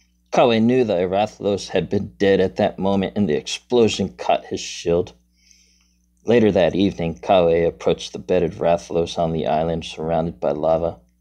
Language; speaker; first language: English; native; English